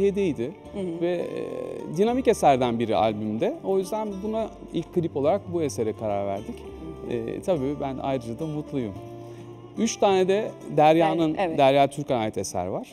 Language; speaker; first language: Turkish; native; Turkish